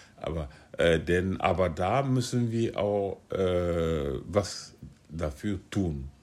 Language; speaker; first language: German; non-native, fluent; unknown